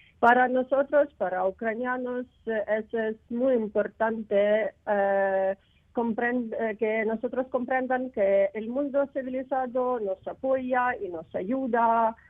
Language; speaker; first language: Spanish; non-native, learner; Ukrainian